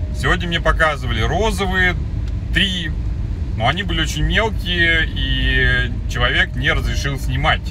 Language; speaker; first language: Russian; native; Russian